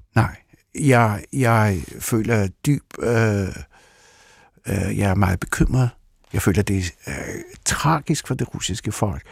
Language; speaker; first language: Danish; early bilingual, other home language; Russian